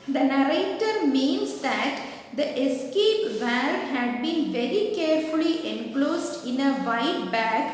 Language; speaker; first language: English; non-native, local second language; Malayalam